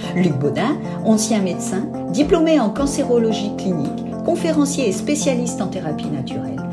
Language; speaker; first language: French; native; French